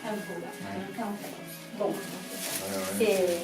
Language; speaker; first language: French; non-native, learner; Italian